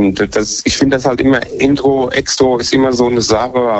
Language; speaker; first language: German; native; German